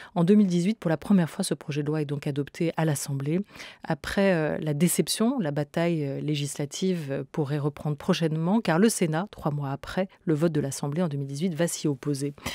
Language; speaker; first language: French; native; French